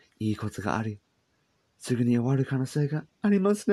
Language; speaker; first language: Japanese; non-native, learner; English